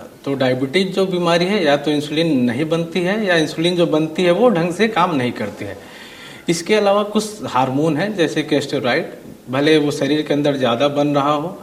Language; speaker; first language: Hindi; native; Hindi